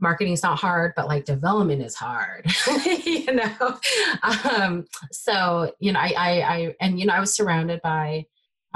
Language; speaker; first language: English; early bilingual, other home language; Min Nan Chinese